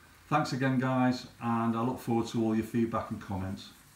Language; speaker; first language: English; native; English